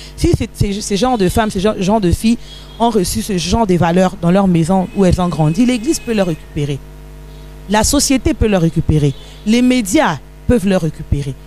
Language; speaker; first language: French; non-native, local second language; Lingala